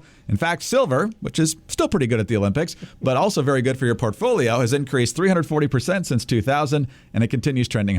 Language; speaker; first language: English; native; English